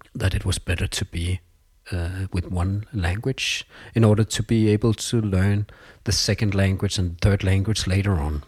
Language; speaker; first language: English; non-native, fluent; Danish